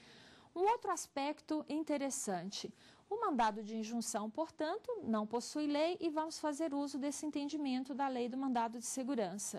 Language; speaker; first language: Portuguese; native; Portuguese